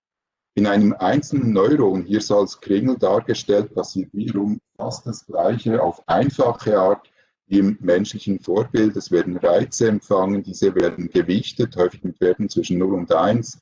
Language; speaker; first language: German; native; German